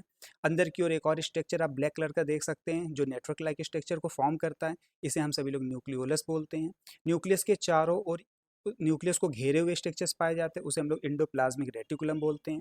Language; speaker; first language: Hindi; native; Hindi